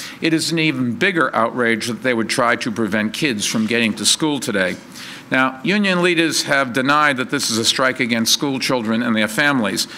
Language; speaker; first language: English; native; English